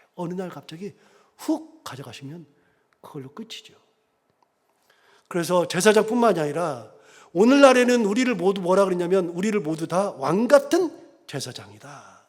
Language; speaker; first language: Korean; native; Korean